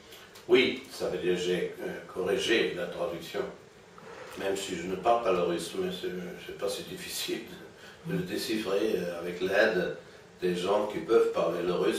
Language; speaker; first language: French; non-native, fluent; German